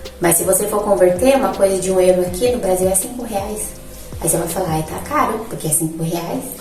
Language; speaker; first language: Portuguese; native; Portuguese